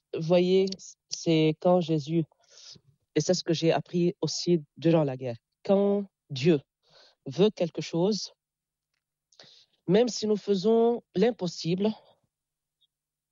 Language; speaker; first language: French; non-native, local second language; Arabic